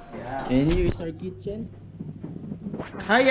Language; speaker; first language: English; non-native, local second language; Filipino